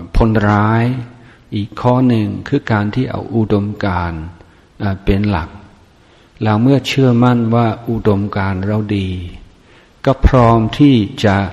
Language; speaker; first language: Thai; non-native, fluent; English